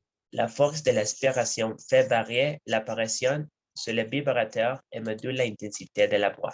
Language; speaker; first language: French; non-native, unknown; Spanish